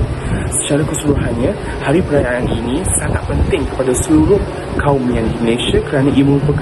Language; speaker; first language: Malay; native; Malay